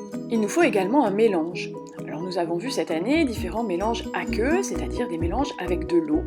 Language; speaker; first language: French; native; French